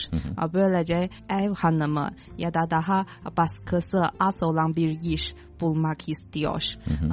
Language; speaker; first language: Turkish; non-native, fluent; Chinese